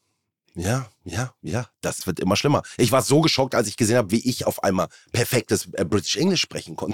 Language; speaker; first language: German; native; German